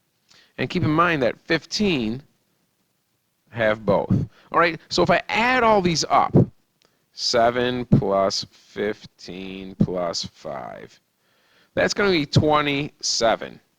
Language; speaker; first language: English; native; English